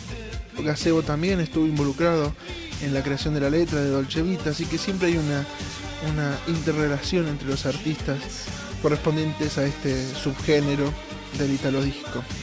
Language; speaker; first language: Spanish; native; Spanish